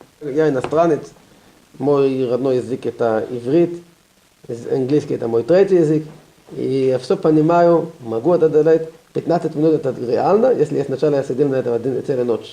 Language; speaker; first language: Russian; non-native, learner; Hebrew